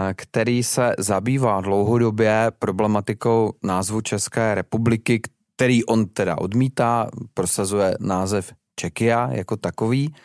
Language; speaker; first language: Czech; native; Czech